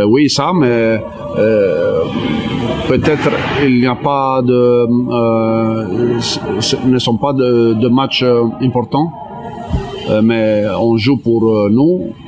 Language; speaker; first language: French; non-native, learner; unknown